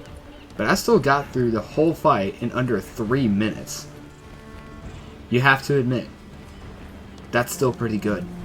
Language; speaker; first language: English; native; English